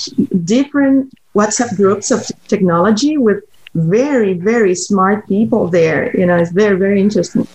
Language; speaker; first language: English; non-native, fluent; Spanish